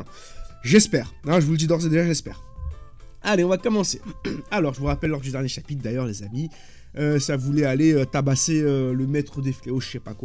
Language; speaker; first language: French; native; French